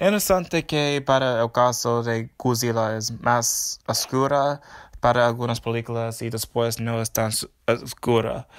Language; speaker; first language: Spanish; non-native, learner; English